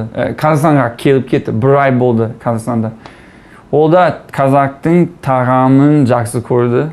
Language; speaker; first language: Kazakh; non-native, learner; English